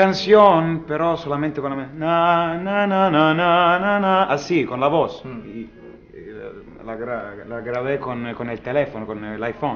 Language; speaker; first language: Spanish; non-native, learner; Italian